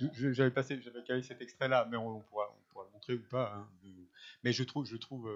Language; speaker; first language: French; native; French